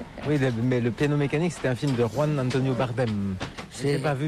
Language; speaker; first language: French; native; French